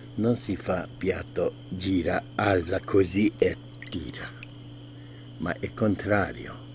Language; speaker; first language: Italian; non-native, learner; Chinese